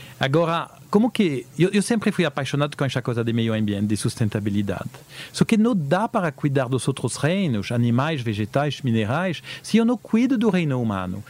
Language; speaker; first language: Portuguese; early bilingual, heritage; Portuguese